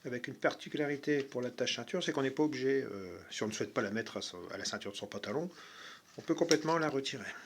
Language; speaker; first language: French; native; French